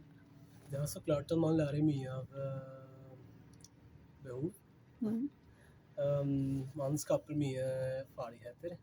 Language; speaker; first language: Norwegian; non-native, fluent; Spanish